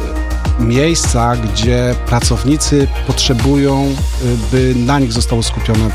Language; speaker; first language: Polish; native; Polish